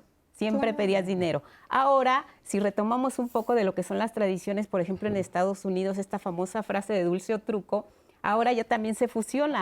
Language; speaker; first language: Spanish; native; Spanish